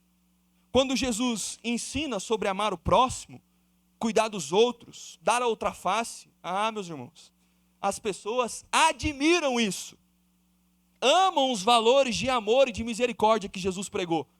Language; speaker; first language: Portuguese; native; Portuguese